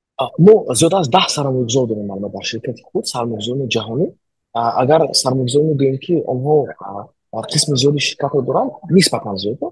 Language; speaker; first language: Tajik; native; Tajik